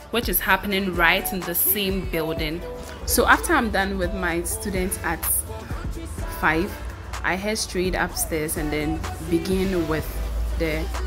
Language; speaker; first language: English; non-native, local second language; Akan